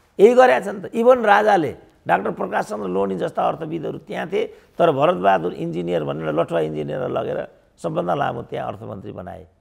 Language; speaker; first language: Nepali; native; Nepali